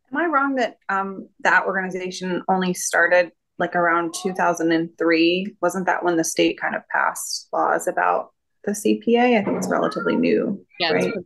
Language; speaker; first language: English; native; English